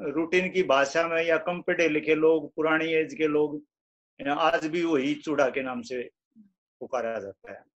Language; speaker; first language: Hindi; native; Hindi